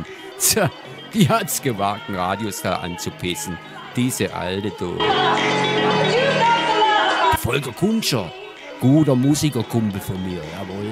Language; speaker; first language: German; native; German